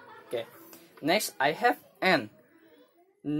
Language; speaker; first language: English; non-native, learner; Indonesian